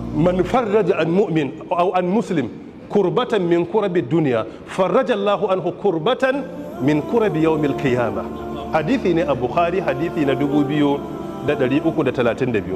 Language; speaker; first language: Hausa; native; Hausa